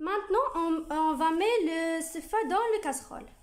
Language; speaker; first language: French; non-native, learner; Arabic